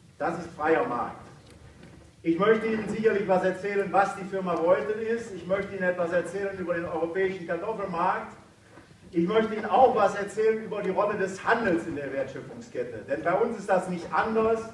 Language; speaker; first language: German; native; German